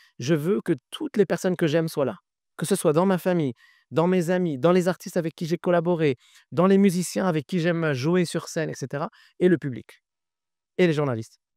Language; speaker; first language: French; early bilingual, other home language; Arabic